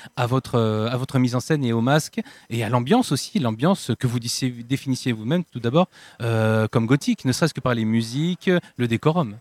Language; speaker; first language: French; native; French